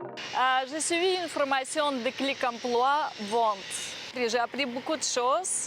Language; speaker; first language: French; non-native, learner; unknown